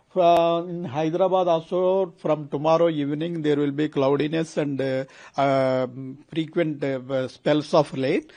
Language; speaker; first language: English; non-native, local second language; Telugu